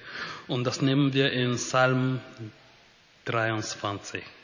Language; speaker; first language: German; non-native, fluent; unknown